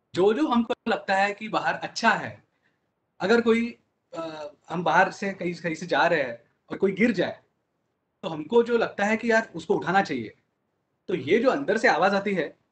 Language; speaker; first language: Hindi; non-native, local second language; Marathi